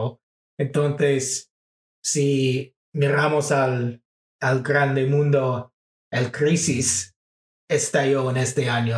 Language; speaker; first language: Spanish; non-native, fluent; English